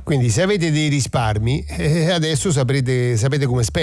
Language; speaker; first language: Italian; native; Italian